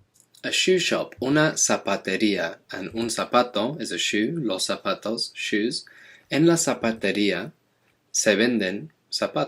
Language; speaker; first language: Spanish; non-native, fluent; English